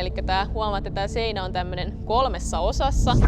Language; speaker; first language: Finnish; native; Finnish